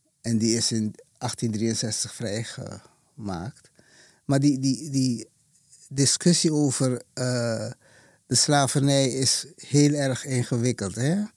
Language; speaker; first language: Dutch; native; Dutch